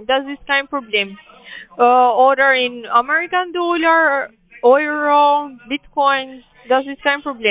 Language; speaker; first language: German; non-native, learner; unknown